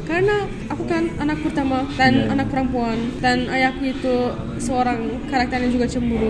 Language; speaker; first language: Indonesian; non-native, fluent; Turkish